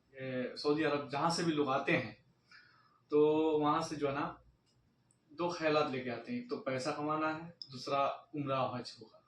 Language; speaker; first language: Hindi; native; Hindi